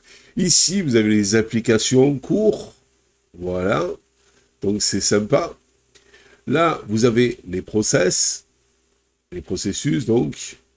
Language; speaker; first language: French; native; French